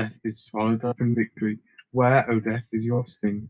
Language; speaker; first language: English; native; English